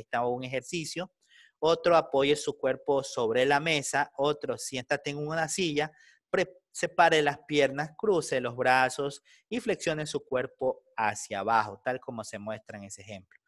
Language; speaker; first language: Spanish; native; Spanish